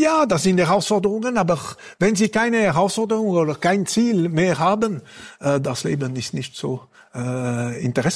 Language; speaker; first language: German; non-native, local second language; French